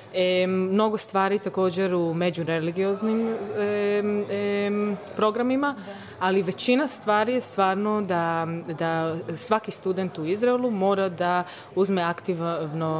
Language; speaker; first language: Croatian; early bilingual, other home language; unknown